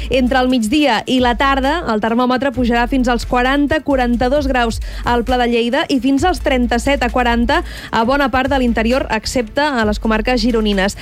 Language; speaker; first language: Catalan; native; Catalan